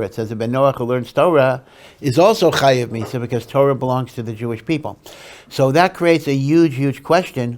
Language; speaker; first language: English; native; English